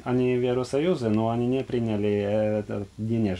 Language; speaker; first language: Russian; non-native, fluent; Norwegian